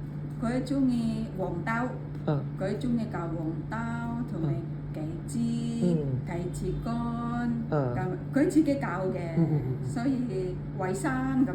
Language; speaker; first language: Cantonese; non-native, learner; Indonesian